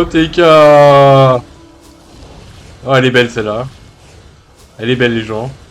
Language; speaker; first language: French; native; French